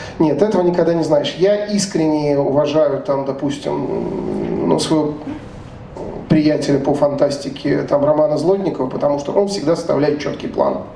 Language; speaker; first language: Russian; native; Russian